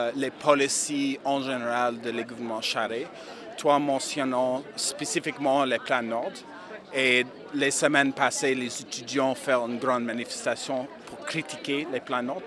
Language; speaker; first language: French; non-native, learner; English